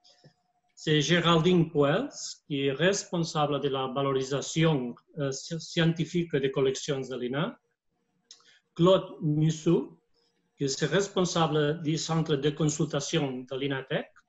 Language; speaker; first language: French; non-native, fluent; Spanish